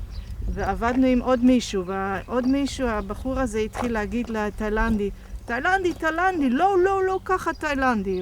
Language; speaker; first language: Hebrew; non-native, fluent; Dutch